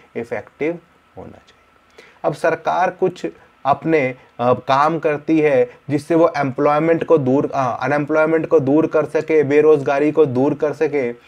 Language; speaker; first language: Hindi; native; Hindi